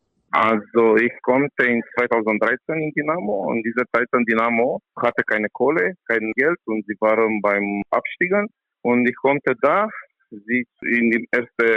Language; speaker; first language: German; non-native, learner; Romanian